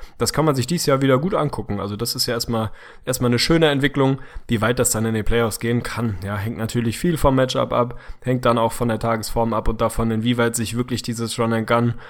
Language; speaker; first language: German; native; German